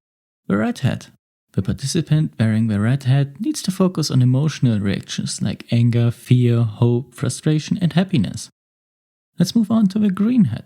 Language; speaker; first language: English; non-native, fluent; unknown